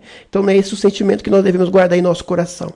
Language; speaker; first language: Portuguese; native; Portuguese